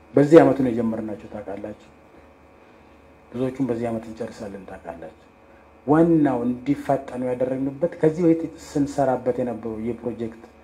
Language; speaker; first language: Amharic; non-native, local second language; Oromo